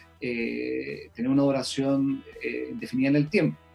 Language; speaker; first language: Spanish; native; Spanish